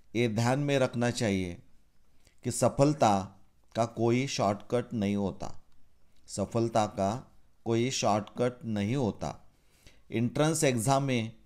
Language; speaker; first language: Hindi; non-native, local second language; Marathi